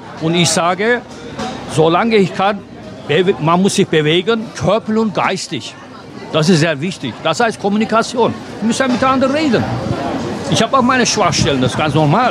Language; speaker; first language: German; non-native, fluent; Turkish